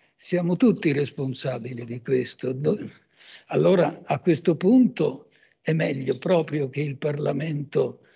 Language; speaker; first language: Italian; native; Italian